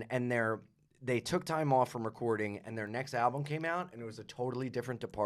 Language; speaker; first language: English; native; English